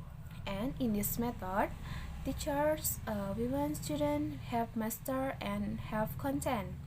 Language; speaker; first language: English; non-native, learner; Indonesian